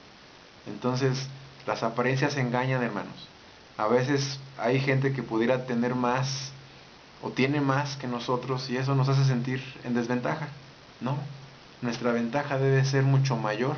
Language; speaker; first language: Spanish; native; Spanish